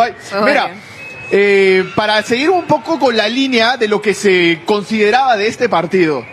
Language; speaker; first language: Spanish; native; Spanish